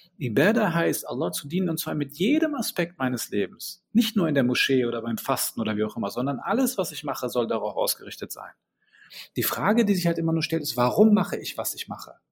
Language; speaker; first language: German; early bilingual, other home language; Bosnian